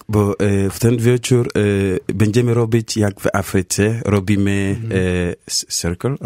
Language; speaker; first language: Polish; non-native, learner; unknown